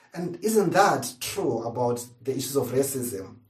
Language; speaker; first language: English; non-native, local second language; Shona